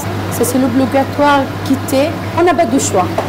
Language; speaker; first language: French; non-native, learner; Arabic